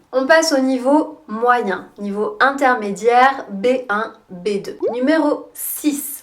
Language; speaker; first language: French; native; French